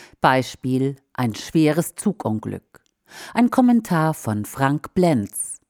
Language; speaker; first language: German; native; German